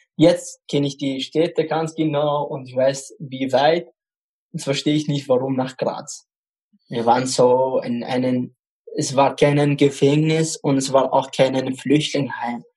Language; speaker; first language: German; non-native, fluent; Arabic